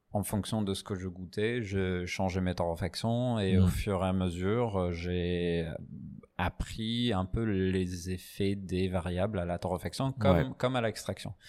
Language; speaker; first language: French; non-native, fluent; English